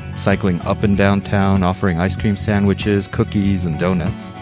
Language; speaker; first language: English; early bilingual, heritage; English